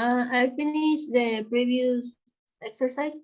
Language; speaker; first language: English; non-native, learner; Spanish